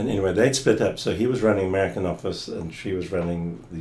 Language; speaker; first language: English; native; English